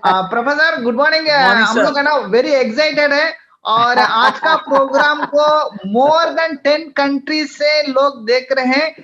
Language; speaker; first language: Hindi; non-native, local second language; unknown